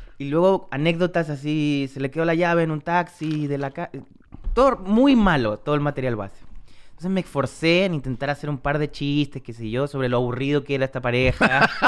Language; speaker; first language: Spanish; native; Spanish